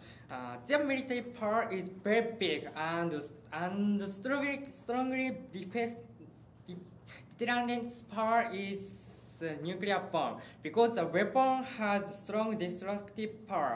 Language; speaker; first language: English; non-native, learner; Japanese